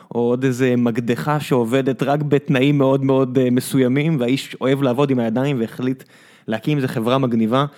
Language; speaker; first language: Hebrew; native; Hebrew